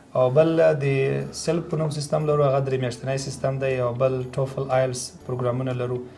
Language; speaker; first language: Pashto; native; Pashto